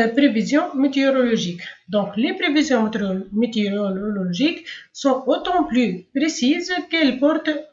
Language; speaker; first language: French; non-native, local second language; Arabic